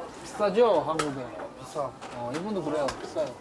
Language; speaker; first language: Korean; early bilingual, heritage; Japanese